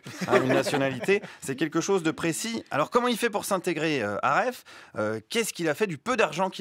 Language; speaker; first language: French; native; French